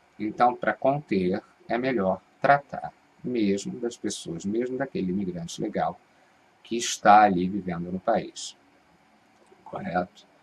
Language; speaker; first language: Portuguese; native; Portuguese